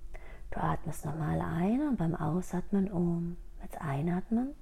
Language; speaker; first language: German; native; German